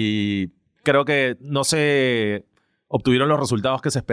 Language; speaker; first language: Spanish; native; Spanish